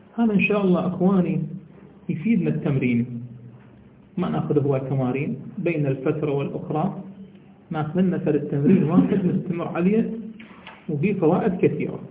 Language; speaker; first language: Arabic; native; Arabic